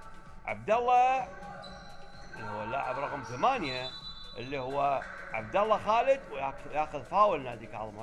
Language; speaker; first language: Arabic; native; Arabic